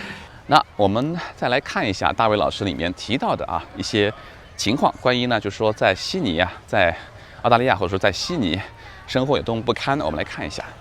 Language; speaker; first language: Chinese; native; Chinese